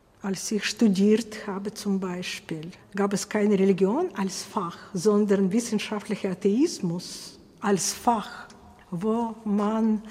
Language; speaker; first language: German; non-native, fluent; Russian